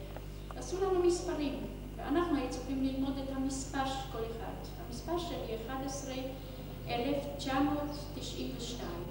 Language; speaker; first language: Hebrew; non-native, fluent; Hungarian